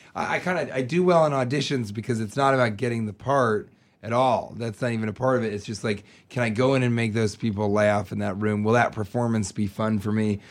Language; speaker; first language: English; native; English